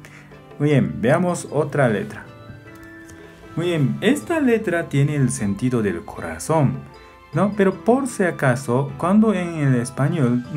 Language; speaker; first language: Spanish; non-native, fluent; Japanese